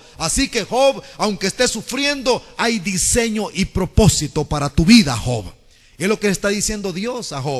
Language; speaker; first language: Spanish; native; Spanish